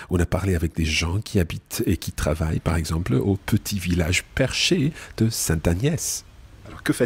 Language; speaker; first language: French; non-native, fluent; English